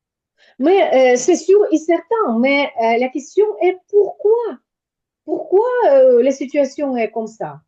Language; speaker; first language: French; non-native, fluent; Ukrainian